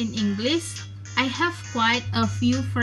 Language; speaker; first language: English; non-native, learner; Indonesian